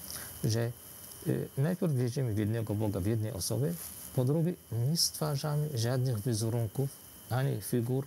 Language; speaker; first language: Polish; non-native, fluent; Arabic